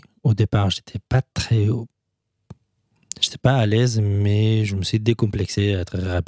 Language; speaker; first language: French; non-native, fluent; Persian